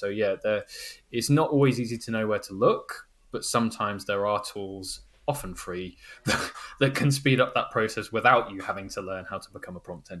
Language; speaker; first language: English; native; English